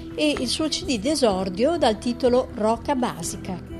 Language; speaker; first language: Italian; native; Italian